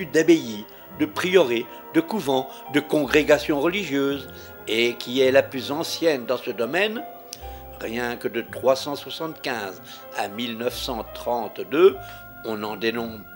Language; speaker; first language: French; native; French